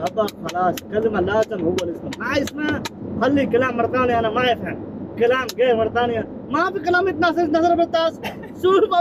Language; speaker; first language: Arabic; non-native, learner; Hindi